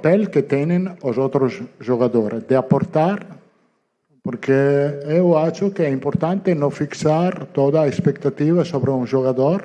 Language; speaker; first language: Portuguese; non-native, learner; Italian